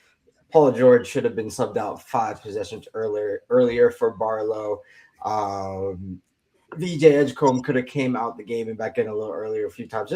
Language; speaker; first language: English; native; English